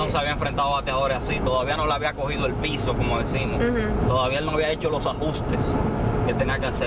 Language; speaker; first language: Spanish; native; Spanish